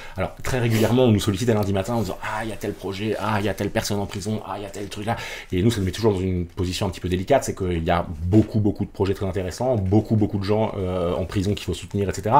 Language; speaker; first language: French; native; French